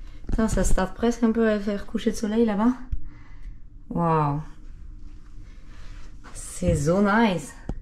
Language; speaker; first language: French; native; French